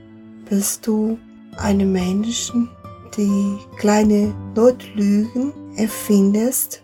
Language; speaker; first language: German; non-native, fluent; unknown